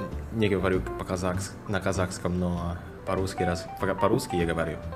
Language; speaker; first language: Russian; non-native, learner; Indonesian